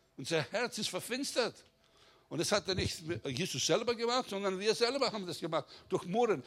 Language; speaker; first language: German; non-native, fluent; Greek